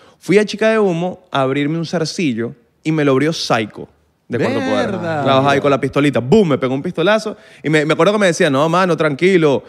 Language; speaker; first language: Spanish; native; Spanish